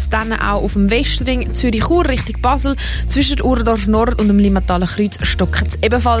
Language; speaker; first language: German; native; German